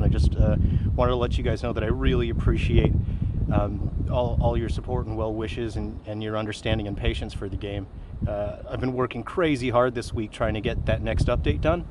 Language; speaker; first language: English; native; English